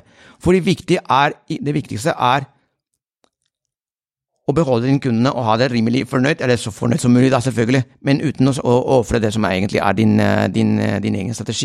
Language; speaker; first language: Norwegian; non-native, fluent; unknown